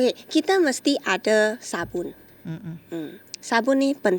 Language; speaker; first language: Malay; non-native, local second language; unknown